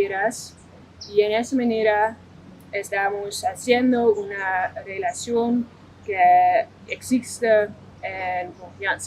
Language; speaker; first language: Spanish; non-native, fluent; Dutch